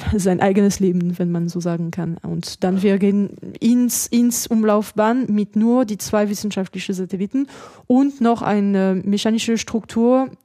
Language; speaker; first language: German; non-native, fluent; French